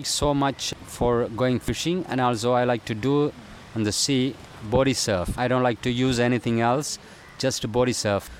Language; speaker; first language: English; non-native, local second language; Malayalam